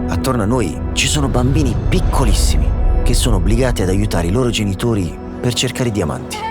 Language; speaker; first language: Italian; native; Italian